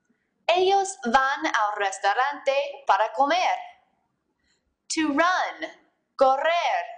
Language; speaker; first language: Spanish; non-native, fluent; English